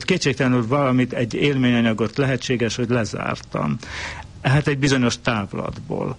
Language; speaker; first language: Hungarian; native; Hungarian